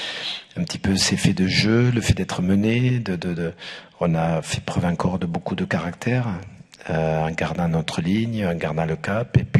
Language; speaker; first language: French; native; French